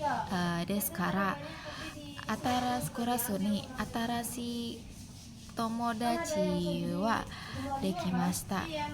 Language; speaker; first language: Japanese; non-native, learner; Indonesian